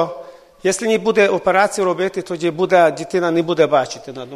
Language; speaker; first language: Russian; non-native, local second language; Ukrainian